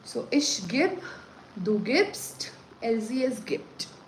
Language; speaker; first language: German; non-native, learner; Hindi